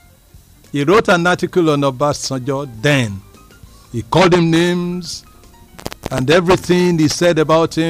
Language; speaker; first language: English; non-native, local second language; Yoruba